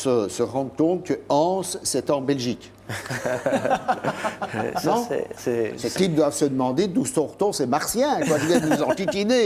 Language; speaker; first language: French; native; French